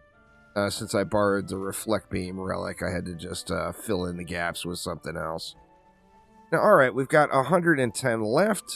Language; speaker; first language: English; native; English